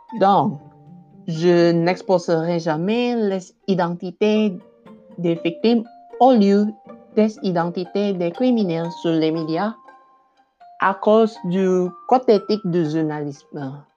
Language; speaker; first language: French; non-native, learner; Indonesian